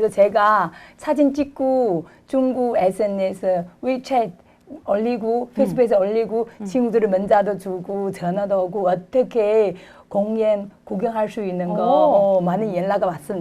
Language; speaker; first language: Korean; non-native, fluent; Chinese